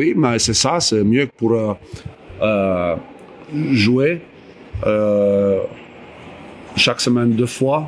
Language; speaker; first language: French; non-native, fluent; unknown